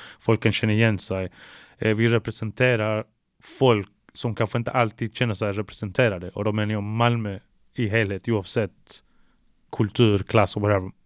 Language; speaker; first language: Swedish; early bilingual, other home language; Spanish